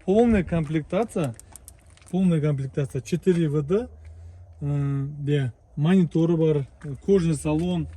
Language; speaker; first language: Russian; non-native, local second language; Kazakh